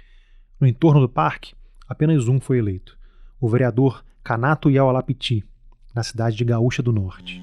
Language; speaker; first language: Portuguese; native; Portuguese